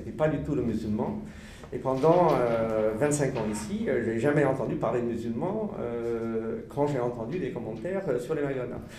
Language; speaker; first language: French; non-native, fluent; English